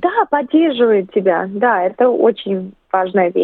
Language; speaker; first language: Russian; early bilingual, other home language; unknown